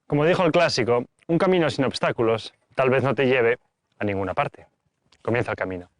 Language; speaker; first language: Spanish; native; Spanish